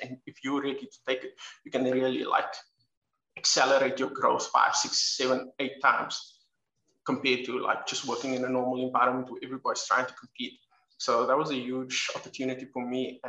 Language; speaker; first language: English; native; English